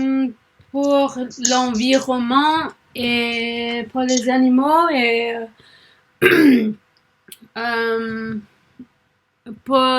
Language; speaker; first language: French; non-native, learner; English